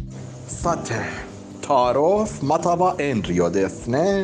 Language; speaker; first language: Japanese; non-native, learner; Persian